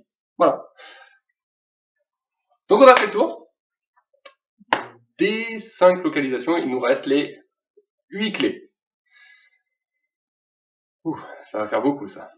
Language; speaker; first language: French; native; French